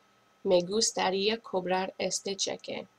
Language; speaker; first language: Spanish; non-native, fluent; English